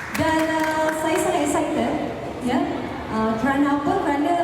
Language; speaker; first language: Malay; native; Malay